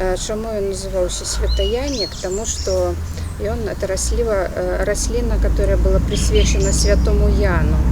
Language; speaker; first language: Belarusian; native; Belarusian